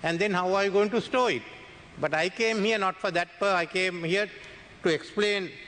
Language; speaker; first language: English; non-native, local second language; Sinhala